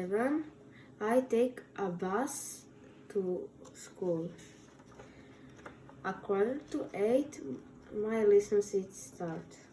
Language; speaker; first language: English; non-native, learner; Croatian